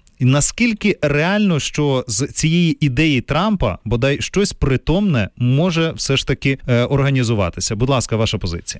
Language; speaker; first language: Ukrainian; native; Ukrainian